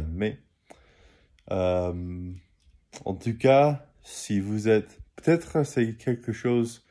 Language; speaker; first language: French; non-native, learner; English